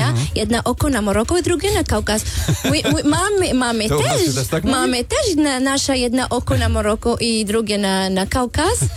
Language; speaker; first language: Polish; non-native, learner; Arabic